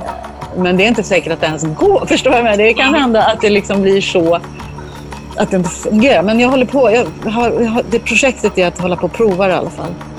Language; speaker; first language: Swedish; native; Swedish